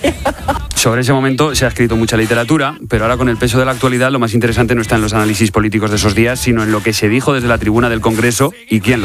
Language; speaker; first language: Spanish; native; Spanish